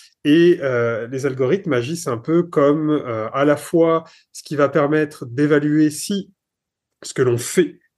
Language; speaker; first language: French; native; French